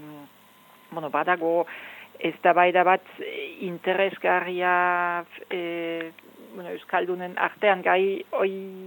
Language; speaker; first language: Basque; non-native, fluent; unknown